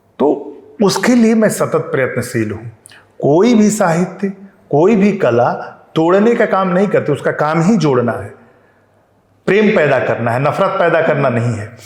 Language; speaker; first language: Hindi; non-native, local second language; Bhojpuri